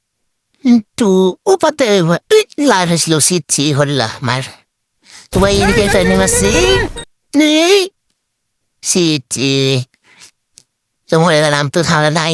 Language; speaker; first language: Bangla; native; Bangla